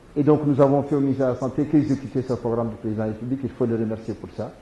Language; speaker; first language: French; non-native, local second language; Arabic